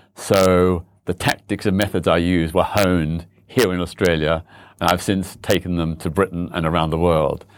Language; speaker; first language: English; native; English